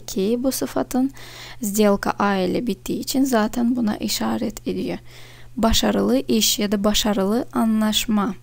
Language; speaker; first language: Turkish; non-native, fluent; Russian